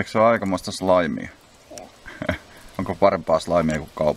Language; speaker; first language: Finnish; native; Finnish